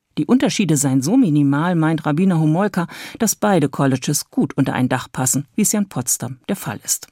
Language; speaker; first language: German; native; German